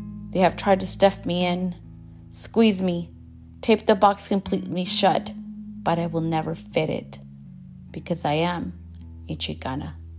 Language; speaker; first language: English; early bilingual, other home language; Spanish